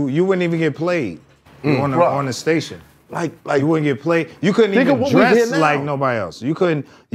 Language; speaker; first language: English; native; English